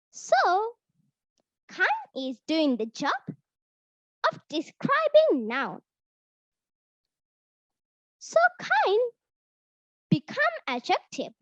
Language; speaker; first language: English; non-native, local second language; Sinhala